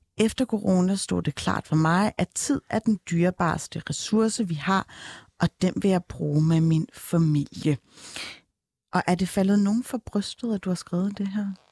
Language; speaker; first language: Danish; early bilingual, other home language; Turkish